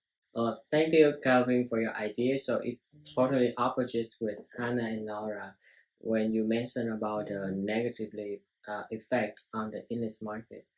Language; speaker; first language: English; non-native, learner; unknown